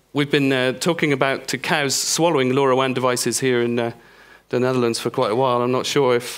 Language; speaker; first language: English; native; English